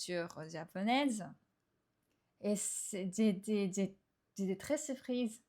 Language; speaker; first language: French; non-native, fluent; Japanese